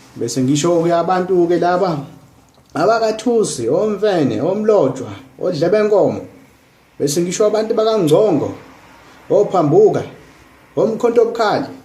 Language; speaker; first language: Zulu; non-native, local second language; English